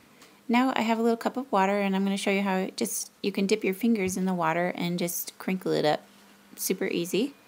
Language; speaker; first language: English; native; English